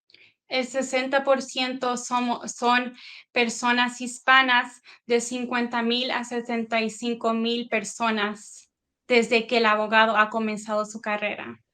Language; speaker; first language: Spanish; early bilingual, heritage; Spanish